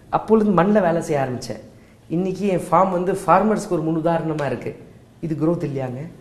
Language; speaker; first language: Tamil; non-native, local second language; Marwari